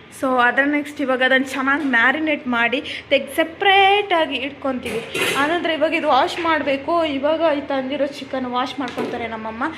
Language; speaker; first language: Kannada; non-native, local second language; Telugu